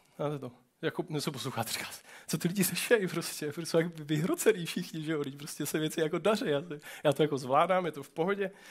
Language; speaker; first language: Czech; native; Czech